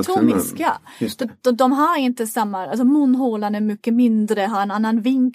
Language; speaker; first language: Swedish; non-native, fluent; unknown